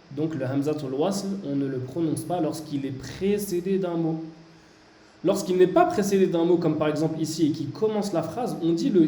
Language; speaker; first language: French; native; French